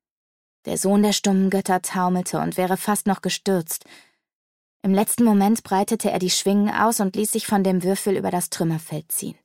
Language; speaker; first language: German; native; German